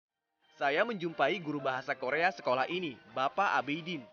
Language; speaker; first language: Indonesian; native; Indonesian